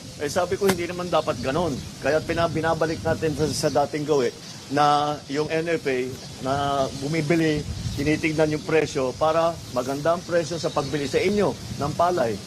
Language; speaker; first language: Filipino; native; Filipino